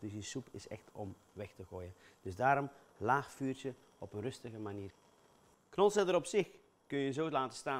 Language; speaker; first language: Dutch; native; Dutch